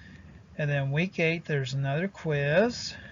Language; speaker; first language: English; native; English